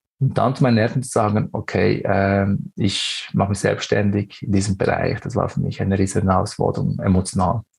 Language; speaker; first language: German; early bilingual, other home language; Greek